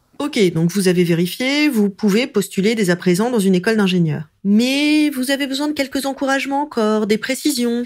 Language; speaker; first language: French; native; French